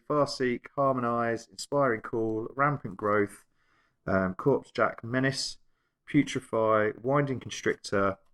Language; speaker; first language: English; native; English